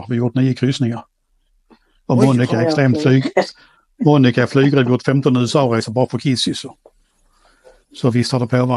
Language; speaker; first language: Swedish; native; Swedish